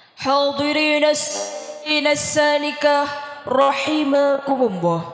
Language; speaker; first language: Arabic; non-native, learner; Indonesian